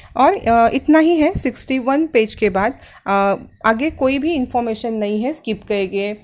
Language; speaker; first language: Hindi; non-native, local second language; Marathi